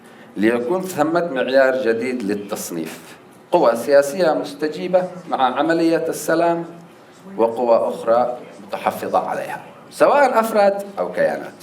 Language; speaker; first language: Arabic; native; Arabic